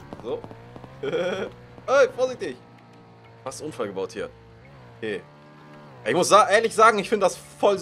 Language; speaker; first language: German; native; German